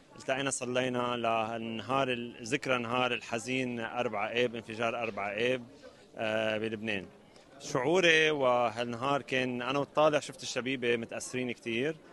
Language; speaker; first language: Arabic; early bilingual, heritage; Arabic